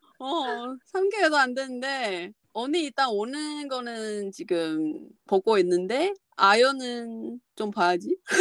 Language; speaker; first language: Korean; non-native, learner; Chinese